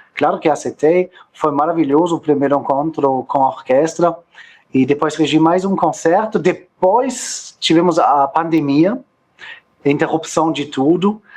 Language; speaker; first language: Portuguese; non-native, fluent; German